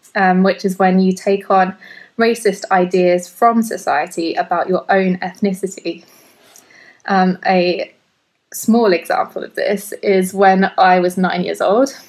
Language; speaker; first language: English; early bilingual, other home language; Hindi